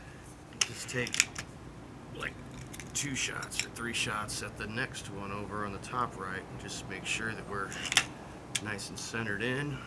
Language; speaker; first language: English; native; English